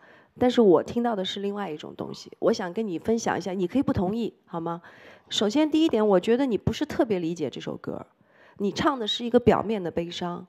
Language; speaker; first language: Chinese; native; Chinese